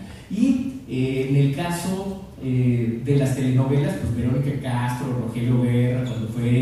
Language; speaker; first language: Spanish; native; Spanish